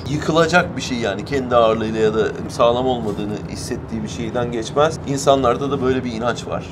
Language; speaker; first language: Turkish; native; Turkish